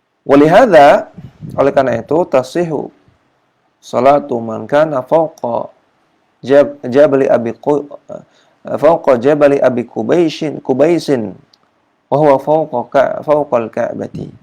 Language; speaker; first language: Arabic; non-native, fluent; Indonesian